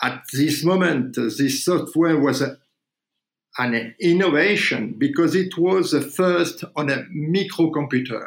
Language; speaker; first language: English; non-native, learner; French